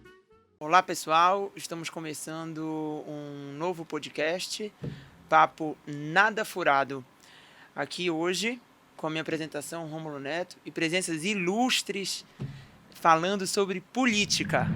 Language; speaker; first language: Portuguese; native; Portuguese